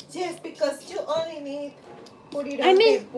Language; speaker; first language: English; non-native, learner; Spanish